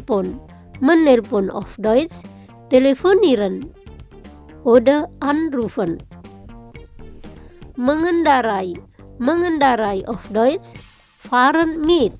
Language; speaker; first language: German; non-native, fluent; Indonesian